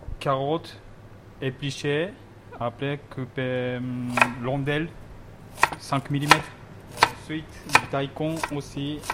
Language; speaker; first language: French; non-native, learner; Japanese